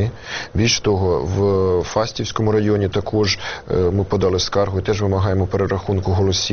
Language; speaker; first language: Ukrainian; native; Ukrainian